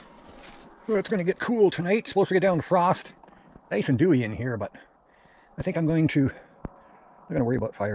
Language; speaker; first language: English; native; English